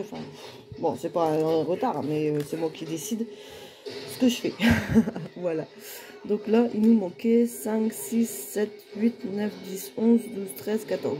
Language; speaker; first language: French; native; French